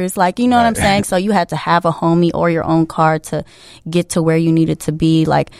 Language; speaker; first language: English; early bilingual, other home language; Filipino